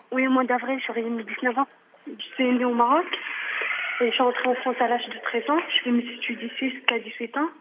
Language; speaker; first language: French; non-native, fluent; Arabic